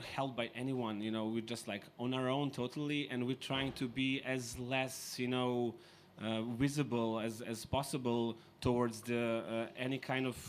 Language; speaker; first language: English; non-native, fluent; Serbian